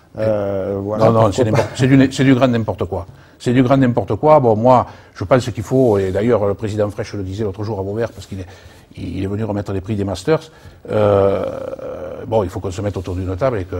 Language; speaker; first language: French; native; French